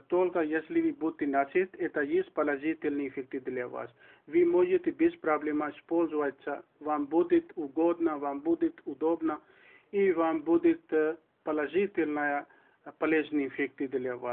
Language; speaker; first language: Russian; non-native, learner; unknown